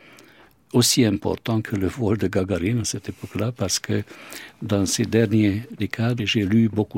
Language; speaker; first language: French; non-native, fluent; Hungarian